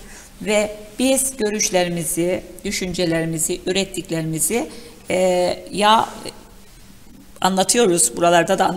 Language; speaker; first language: Turkish; native; Turkish